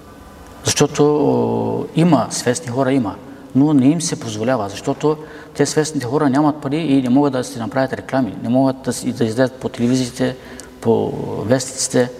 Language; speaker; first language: Bulgarian; non-native, local second language; Turkish